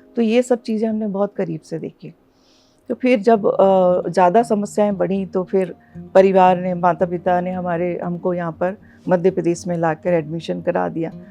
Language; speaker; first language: Hindi; non-native, local second language; Assamese